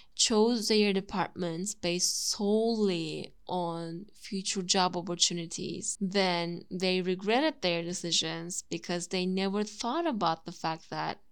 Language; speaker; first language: English; non-native, fluent; Turkish